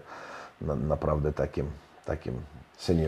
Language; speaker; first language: Polish; non-native, fluent; Russian